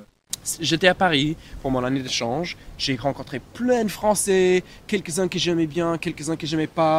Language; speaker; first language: French; non-native, fluent; English